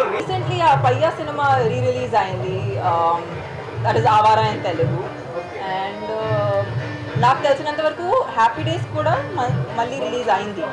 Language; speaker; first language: Telugu; non-native, fluent; Hindi